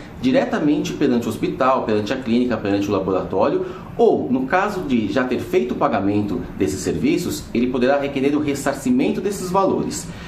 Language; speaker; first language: Portuguese; native; Portuguese